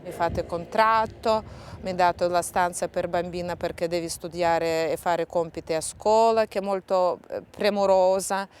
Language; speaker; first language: Italian; non-native, learner; Russian